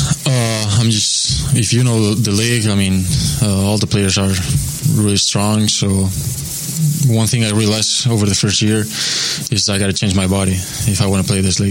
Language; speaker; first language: English; non-native, fluent; Spanish